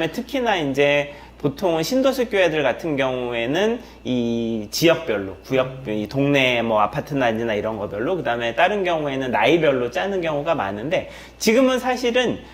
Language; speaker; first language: Korean; native; Korean